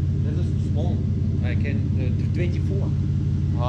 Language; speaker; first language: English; non-native, learner; German